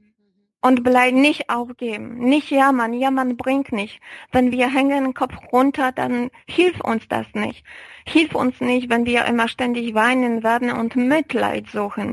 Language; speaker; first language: German; non-native, fluent; Polish